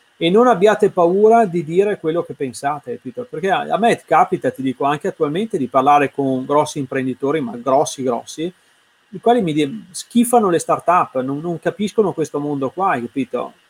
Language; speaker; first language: Italian; native; Italian